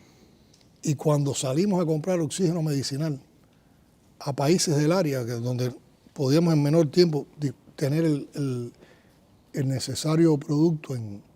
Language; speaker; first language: Spanish; native; Spanish